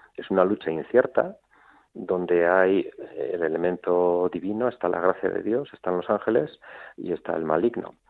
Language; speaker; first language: Spanish; native; Spanish